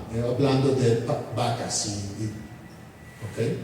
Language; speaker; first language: Spanish; non-native, fluent; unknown